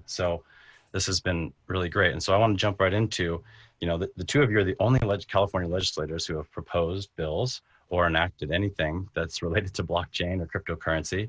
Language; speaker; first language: English; native; English